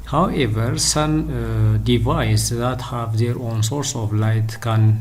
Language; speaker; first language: English; non-native, local second language; Amharic